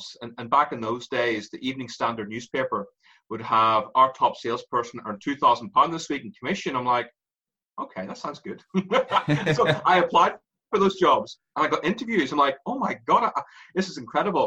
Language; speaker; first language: English; native; English